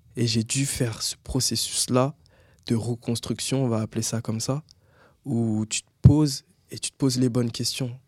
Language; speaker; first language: French; native; French